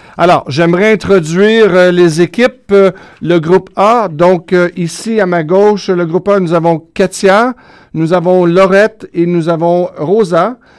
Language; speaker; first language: French; native; French